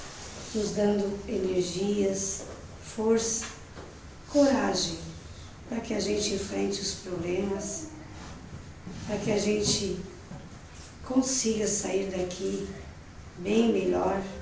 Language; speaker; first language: Portuguese; native; Portuguese